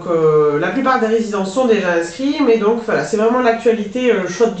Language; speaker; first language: French; native; French